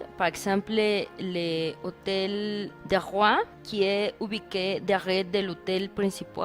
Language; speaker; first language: French; non-native, learner; Spanish